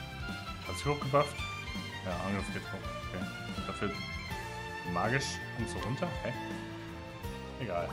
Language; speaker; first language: German; native; German